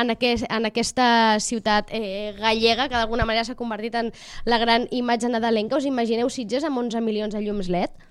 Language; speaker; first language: Catalan; native; Catalan